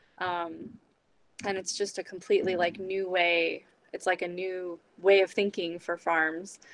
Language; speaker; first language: English; native; English